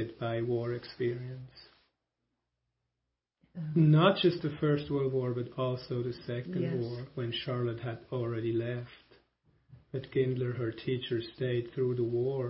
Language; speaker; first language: English; non-native, fluent; German